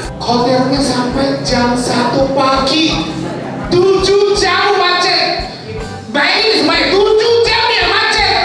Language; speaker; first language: Indonesian; non-native, fluent; Japanese